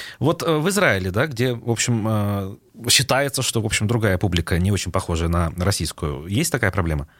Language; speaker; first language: Russian; native; Russian